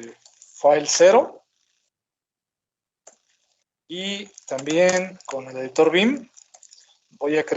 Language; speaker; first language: Spanish; native; Spanish